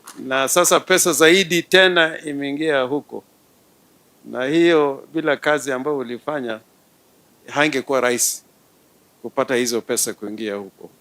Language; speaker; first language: Swahili; non-native, local second language; Luo (Kenya and Tanzania)